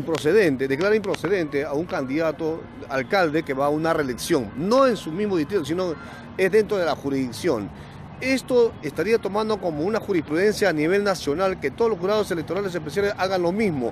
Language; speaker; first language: Spanish; native; Spanish